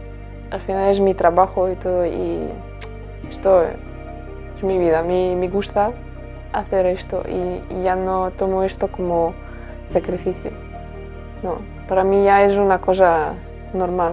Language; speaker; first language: Spanish; non-native, fluent; Latvian